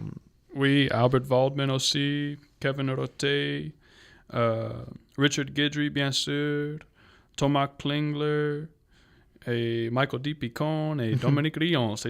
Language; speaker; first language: French; non-native, local second language; English